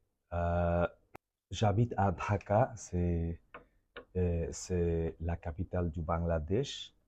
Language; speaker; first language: French; non-native, fluent; Bangla